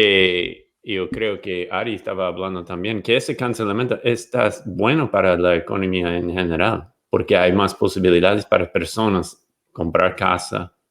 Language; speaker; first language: Spanish; non-native, fluent; English